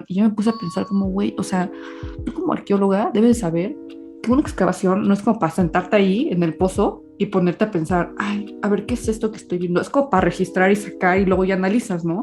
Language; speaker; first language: Spanish; native; Spanish